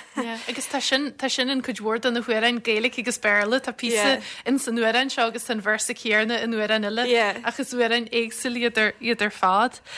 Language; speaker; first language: Irish; native; Irish